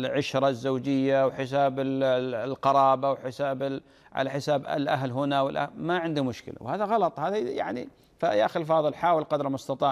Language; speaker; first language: Arabic; native; Arabic